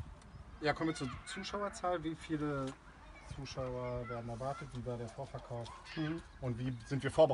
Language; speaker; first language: German; native; German